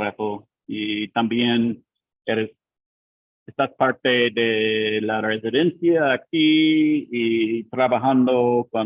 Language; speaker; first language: Spanish; non-native, learner; English